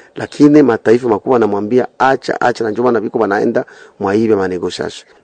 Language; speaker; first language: Swahili; native; Swahili